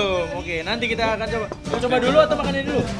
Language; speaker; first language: Indonesian; native; Indonesian